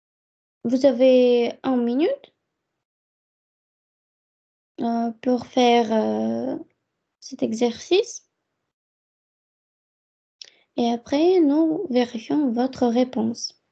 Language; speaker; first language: French; non-native, fluent; Russian